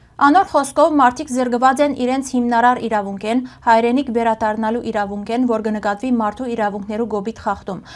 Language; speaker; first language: Armenian; early bilingual, heritage; Armenian